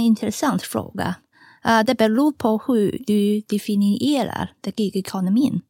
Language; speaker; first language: Swedish; non-native, fluent; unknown